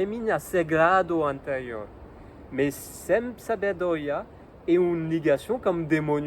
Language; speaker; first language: Portuguese; non-native, learner; French